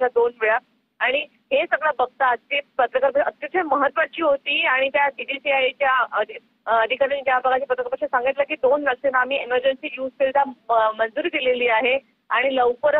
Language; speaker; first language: Marathi; native; Marathi